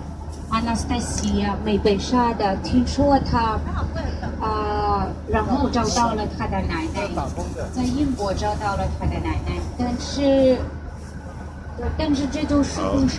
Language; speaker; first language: Chinese; non-native, fluent; Russian